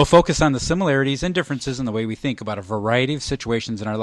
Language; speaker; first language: English; native; English